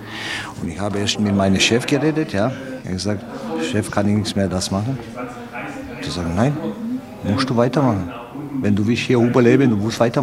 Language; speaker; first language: German; non-native, learner; Romanian